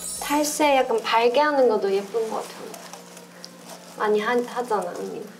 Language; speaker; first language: Korean; non-native, fluent; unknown